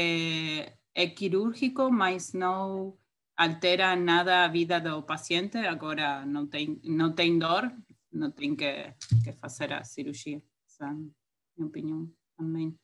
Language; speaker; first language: Portuguese; non-native, fluent; Spanish